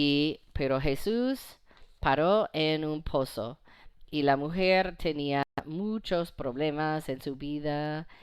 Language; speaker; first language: Spanish; non-native, fluent; English